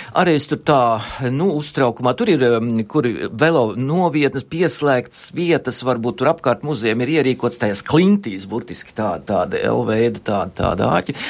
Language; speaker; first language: Latvian; native; Latvian